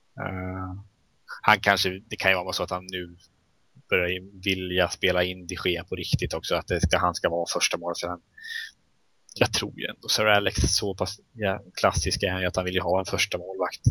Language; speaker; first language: Swedish; native; Swedish